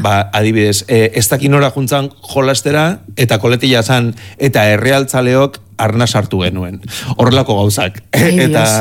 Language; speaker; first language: Basque; native; Basque